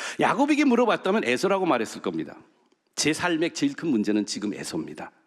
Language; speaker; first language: Korean; early bilingual, heritage; Korean